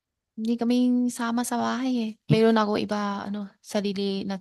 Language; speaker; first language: Filipino; non-native, learner; Chinese